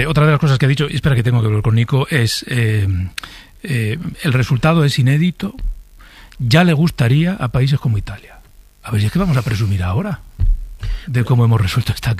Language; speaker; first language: Spanish; native; Spanish